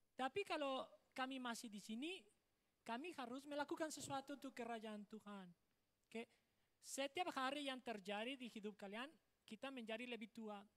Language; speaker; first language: Indonesian; non-native, fluent; Spanish